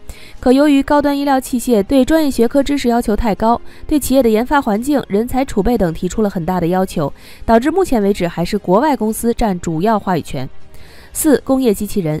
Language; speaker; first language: Chinese; native; Chinese